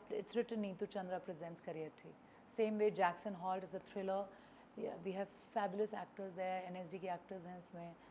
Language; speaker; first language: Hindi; non-native, local second language; Bhojpuri